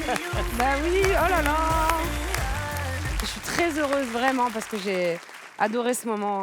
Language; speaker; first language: French; native; French